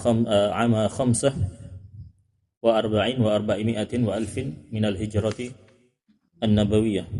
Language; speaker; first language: Arabic; non-native, fluent; Indonesian